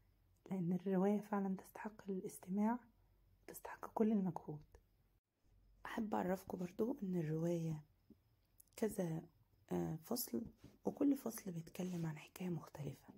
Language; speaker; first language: Arabic; native; Arabic